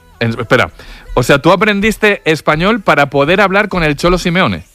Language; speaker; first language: Spanish; native; Spanish